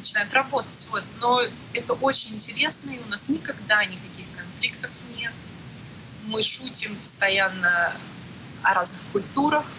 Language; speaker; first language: Russian; native; Russian